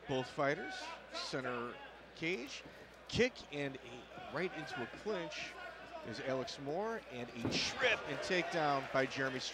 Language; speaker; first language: English; native; English